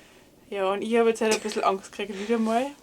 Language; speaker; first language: German; native; German